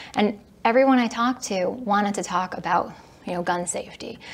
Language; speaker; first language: English; native; English